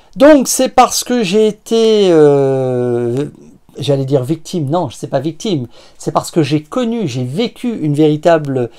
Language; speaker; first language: French; native; French